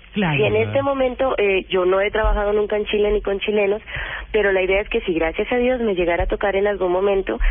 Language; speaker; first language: Spanish; native; Spanish